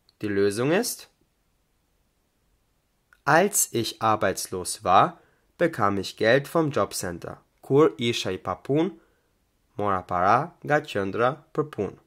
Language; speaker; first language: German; non-native, fluent; Albanian